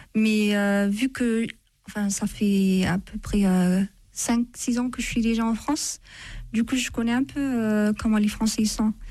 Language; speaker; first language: French; non-native, fluent; Amharic